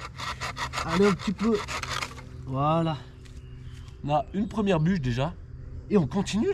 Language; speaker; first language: French; native; French